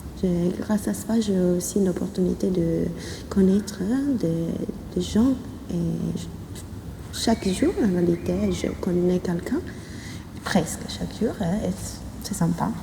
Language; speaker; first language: French; non-native, fluent; Italian